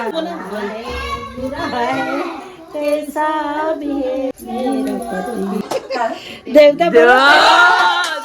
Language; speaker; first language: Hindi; non-native, local second language; Marathi